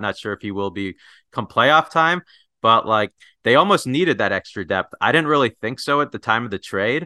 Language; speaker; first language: English; native; English